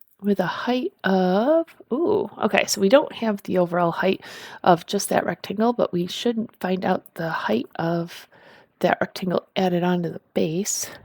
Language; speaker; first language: English; native; English